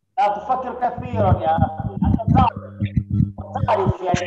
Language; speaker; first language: Arabic; non-native, fluent; Portuguese